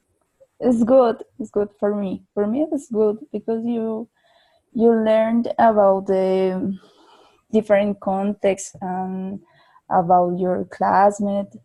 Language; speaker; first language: English; non-native, learner; Spanish